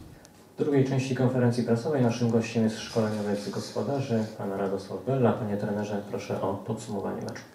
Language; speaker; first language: Polish; native; Polish